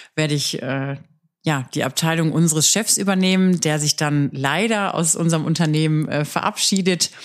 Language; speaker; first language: German; native; German